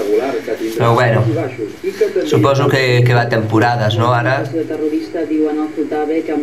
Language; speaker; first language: Catalan; non-native, local second language; Spanish